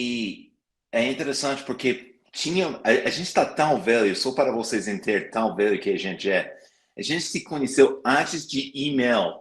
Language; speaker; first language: Portuguese; non-native, fluent; English